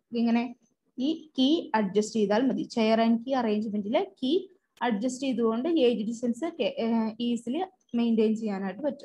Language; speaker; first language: Malayalam; native; Malayalam